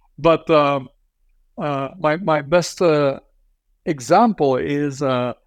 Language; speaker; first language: English; non-native, fluent; Dutch